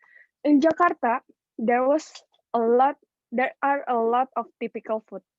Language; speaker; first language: English; non-native, local second language; Indonesian